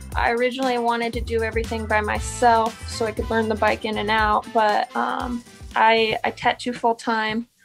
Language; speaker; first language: English; native; English